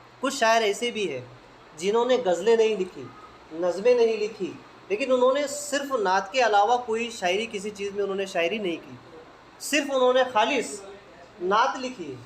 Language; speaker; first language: Urdu; native; Urdu